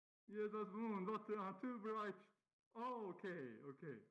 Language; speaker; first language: English; non-native, learner; Japanese